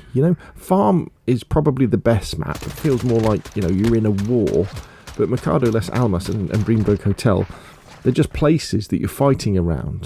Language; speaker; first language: English; native; English